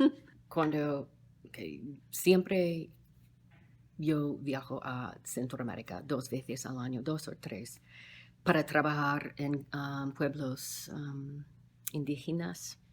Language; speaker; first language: Spanish; non-native, fluent; English